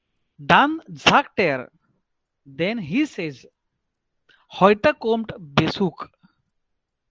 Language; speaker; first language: German; non-native, fluent; Marathi